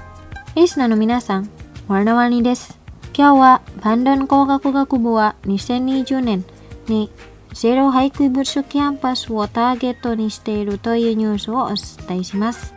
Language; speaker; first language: Japanese; non-native, fluent; Indonesian